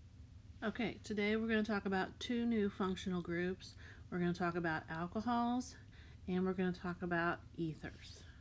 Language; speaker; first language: English; native; English